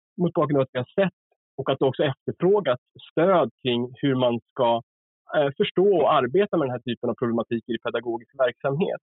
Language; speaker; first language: Swedish; native; Swedish